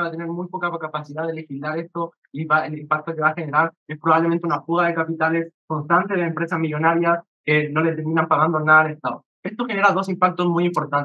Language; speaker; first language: Spanish; native; Spanish